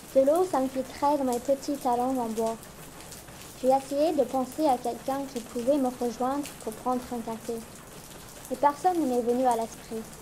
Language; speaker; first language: French; non-native, fluent; English